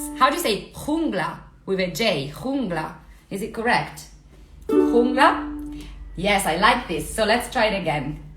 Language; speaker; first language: English; non-native, fluent; Italian